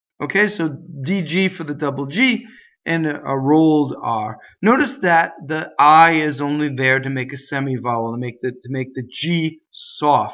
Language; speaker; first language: English; native; English